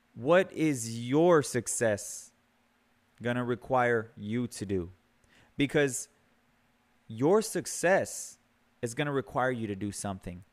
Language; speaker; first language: English; early bilingual, other home language; Spanish